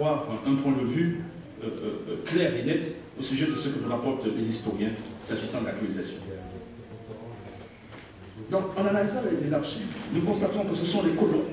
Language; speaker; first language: French; native; French